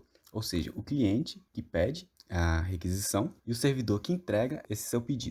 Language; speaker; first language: Portuguese; native; Portuguese